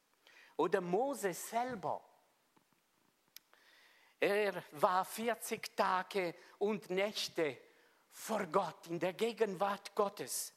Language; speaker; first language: German; non-native, fluent; Italian